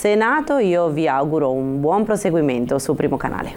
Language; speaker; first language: Italian; native; Italian